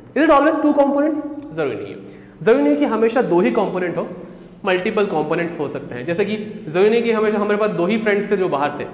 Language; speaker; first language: Hindi; native; Hindi